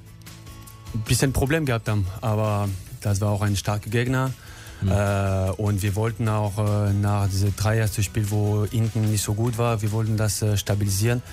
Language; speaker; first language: German; non-native, learner; French